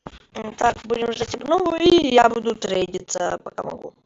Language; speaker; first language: Russian; native; Russian